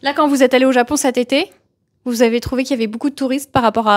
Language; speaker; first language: French; native; French